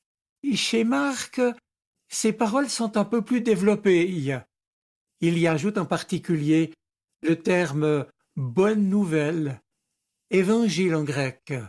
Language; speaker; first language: French; native; French